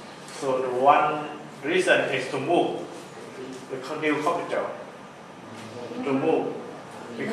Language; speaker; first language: English; non-native, learner; Thai